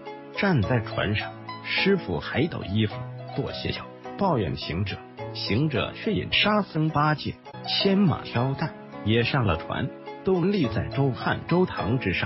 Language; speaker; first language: Chinese; native; Chinese